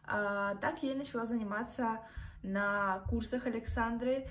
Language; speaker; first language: Russian; native; Russian